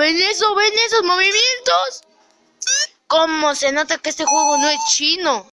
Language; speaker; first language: Spanish; native; Spanish